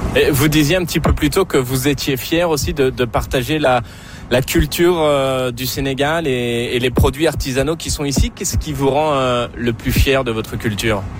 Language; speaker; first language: French; native; French